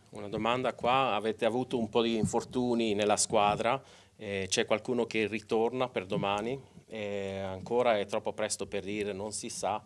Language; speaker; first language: Italian; non-native, local second language; Swedish